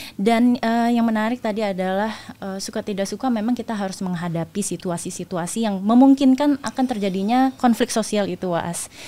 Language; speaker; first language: Indonesian; native; Indonesian